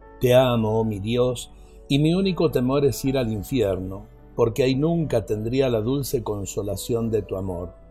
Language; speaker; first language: Spanish; native; Spanish